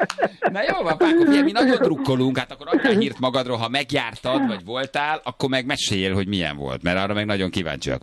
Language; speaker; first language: Hungarian; native; Hungarian